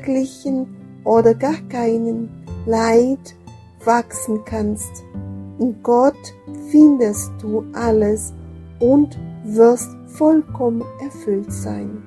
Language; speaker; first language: German; non-native, fluent; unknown